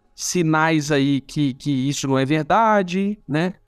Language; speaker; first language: Portuguese; non-native, fluent; German